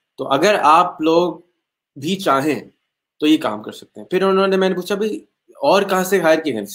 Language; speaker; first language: Urdu; native; Urdu